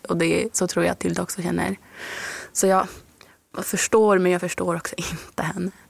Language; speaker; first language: Swedish; native; Swedish